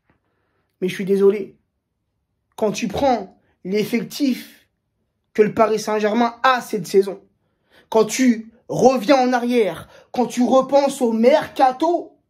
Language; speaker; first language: French; native; French